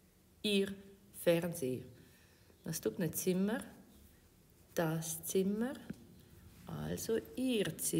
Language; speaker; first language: German; non-native, fluent; Ukrainian